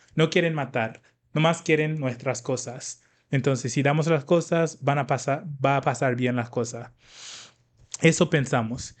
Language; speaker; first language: Spanish; non-native, fluent; English